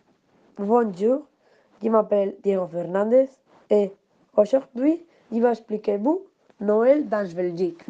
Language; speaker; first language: French; non-native, learner; Spanish